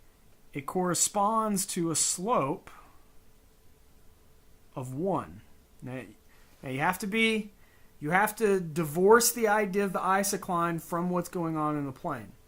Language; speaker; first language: English; native; English